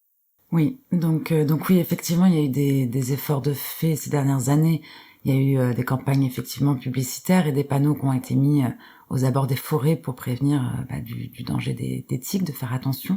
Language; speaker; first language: French; native; French